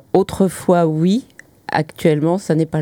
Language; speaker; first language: French; native; French